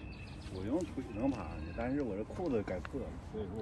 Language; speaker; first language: Chinese; native; Chinese